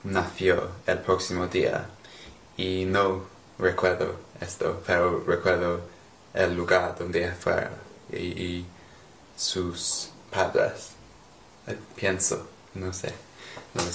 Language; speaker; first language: Spanish; non-native, learner; English